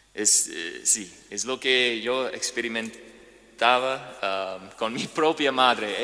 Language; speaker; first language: Spanish; non-native, fluent; English